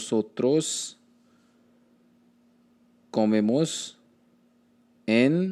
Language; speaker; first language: Spanish; non-native, learner; Hindi